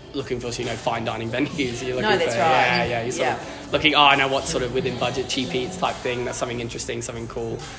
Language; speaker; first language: English; native; English